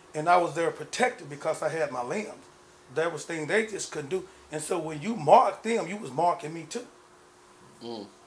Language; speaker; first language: English; native; English